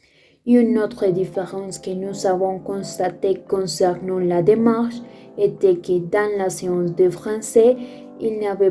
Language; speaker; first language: French; non-native, fluent; Spanish